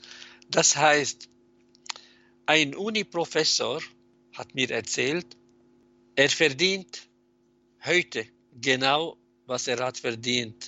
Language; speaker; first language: German; non-native, fluent; Arabic